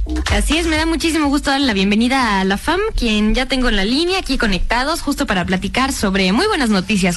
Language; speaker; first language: Spanish; native; Spanish